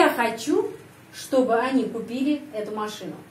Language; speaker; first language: Russian; early bilingual, heritage; Russian